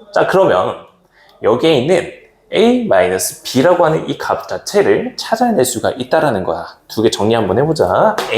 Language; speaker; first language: Korean; native; Korean